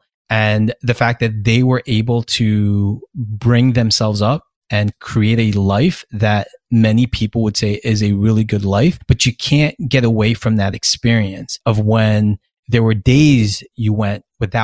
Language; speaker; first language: English; native; English